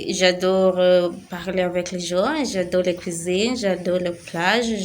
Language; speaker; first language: French; non-native, learner; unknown